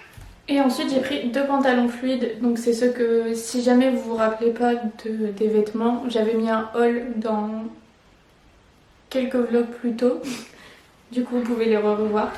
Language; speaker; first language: French; native; French